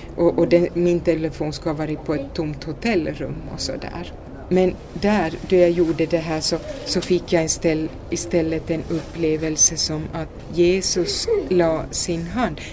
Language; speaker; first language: Swedish; native; Swedish